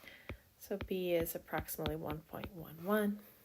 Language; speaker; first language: English; native; English